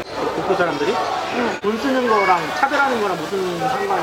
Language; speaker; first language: Korean; native; Korean